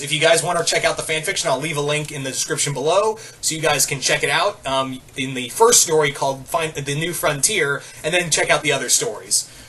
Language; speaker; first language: English; native; English